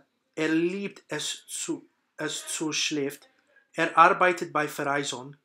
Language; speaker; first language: German; non-native, learner; English